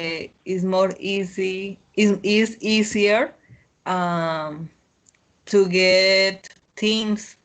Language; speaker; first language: English; non-native, learner; Spanish